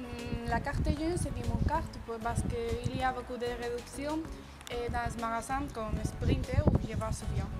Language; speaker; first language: French; non-native, learner; Spanish